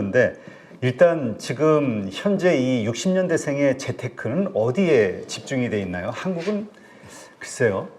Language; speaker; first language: Korean; native; Korean